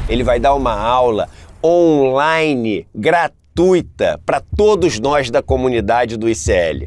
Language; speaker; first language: Portuguese; native; Portuguese